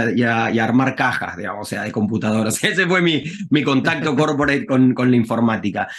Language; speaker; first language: Spanish; native; Spanish